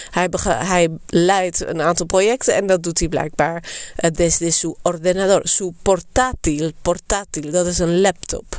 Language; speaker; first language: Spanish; non-native, fluent; Dutch